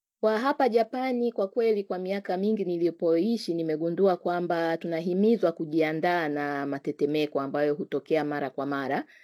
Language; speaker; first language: Swahili; native; Swahili